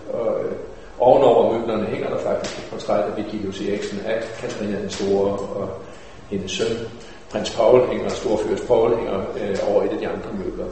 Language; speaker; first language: Danish; native; Danish